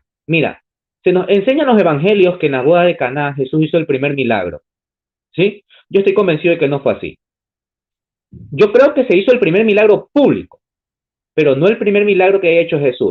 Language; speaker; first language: Spanish; native; Spanish